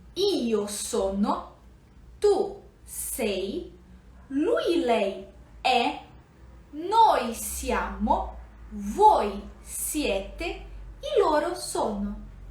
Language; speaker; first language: Italian; non-native, fluent; Portuguese